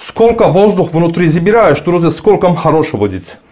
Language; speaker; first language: Russian; non-native, learner; Turkish